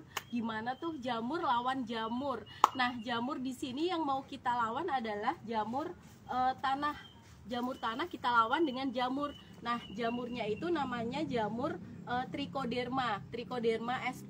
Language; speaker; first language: Indonesian; native; Indonesian